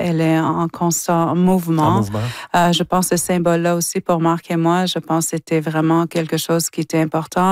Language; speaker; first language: French; non-native, local second language; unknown